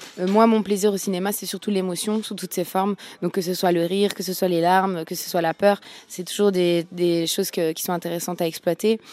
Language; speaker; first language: French; non-native, local second language; Swiss German